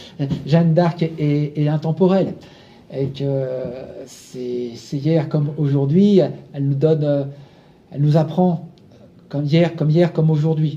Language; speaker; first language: French; native; French